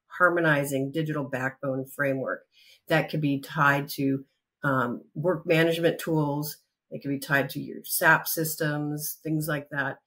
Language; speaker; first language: English; native; English